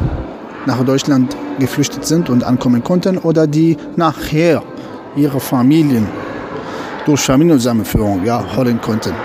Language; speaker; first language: German; non-native, fluent; Arabic